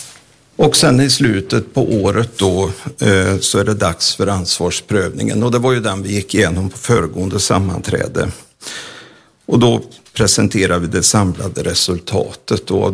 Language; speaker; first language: Swedish; native; Swedish